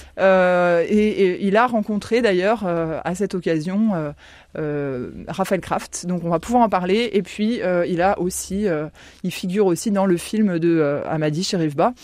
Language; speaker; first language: French; native; French